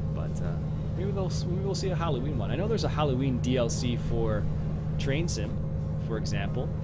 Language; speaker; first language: English; native; English